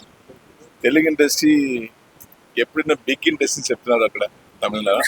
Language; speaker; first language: Telugu; non-native, learner; Tamil